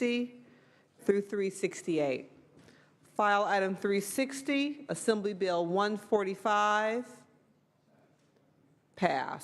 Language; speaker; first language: English; native; English